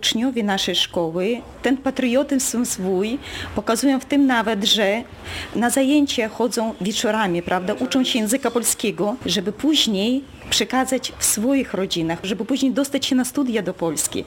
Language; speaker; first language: Polish; non-native, local second language; Russian